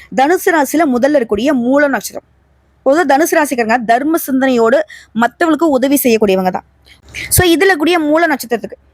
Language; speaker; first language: Tamil; native; Tamil